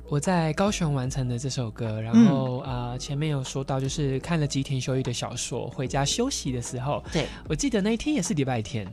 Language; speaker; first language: Chinese; native; Chinese